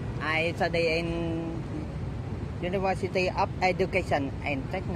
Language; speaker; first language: English; non-native, learner; Vietnamese